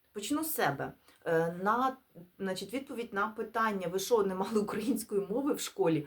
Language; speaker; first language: Ukrainian; non-native, local second language; Russian